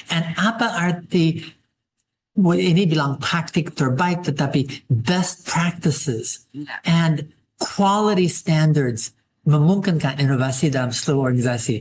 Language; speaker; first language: Indonesian; non-native, fluent; English